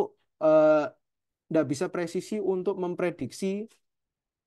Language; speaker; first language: Indonesian; native; Indonesian